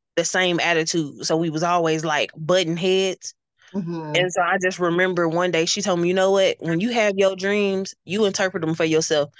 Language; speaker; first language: English; native; English